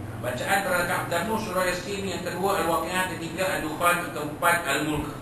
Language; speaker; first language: Malay; native; Malay